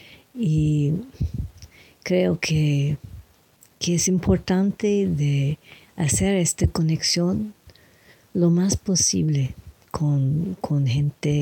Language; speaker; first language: Spanish; non-native, learner; English